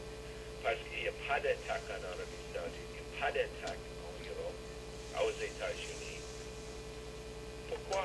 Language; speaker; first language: French; non-native, learner; English